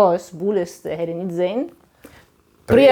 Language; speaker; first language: Greek; non-native, fluent; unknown